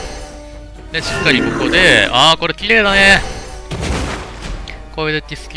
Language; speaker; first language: Japanese; native; Japanese